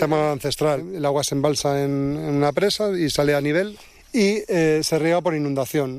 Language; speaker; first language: Spanish; native; Spanish